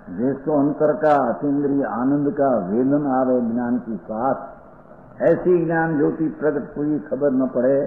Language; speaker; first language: Hindi; non-native, local second language; Gujarati